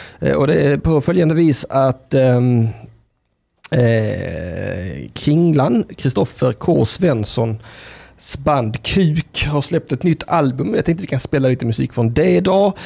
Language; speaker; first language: Swedish; native; Swedish